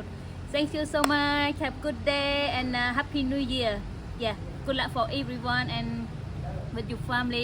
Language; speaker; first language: English; non-native, learner; Khmer